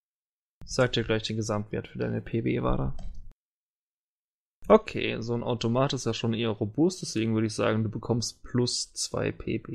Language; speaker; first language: German; native; German